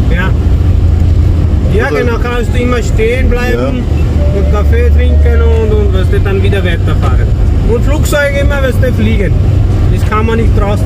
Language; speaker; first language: German; non-native, learner; Punjabi